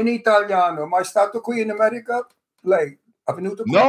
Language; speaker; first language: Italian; early bilingual, heritage; English